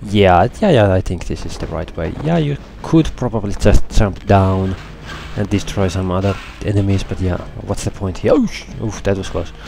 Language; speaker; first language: English; non-native, fluent; Finnish